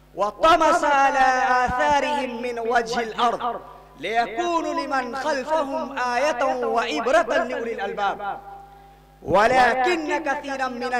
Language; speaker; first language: Arabic; non-native, learner; Urdu